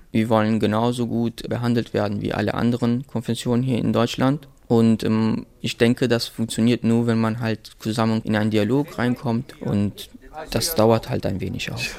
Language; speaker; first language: German; early bilingual, other home language; Macedonian